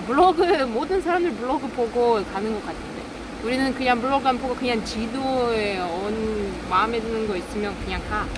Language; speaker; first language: Korean; non-native, fluent; Russian